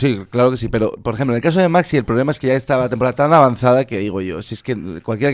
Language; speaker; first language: Spanish; native; Spanish